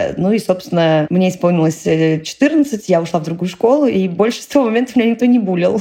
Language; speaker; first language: Russian; native; Russian